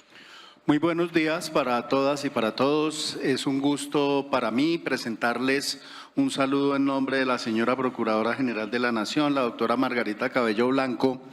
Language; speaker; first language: Spanish; native; Spanish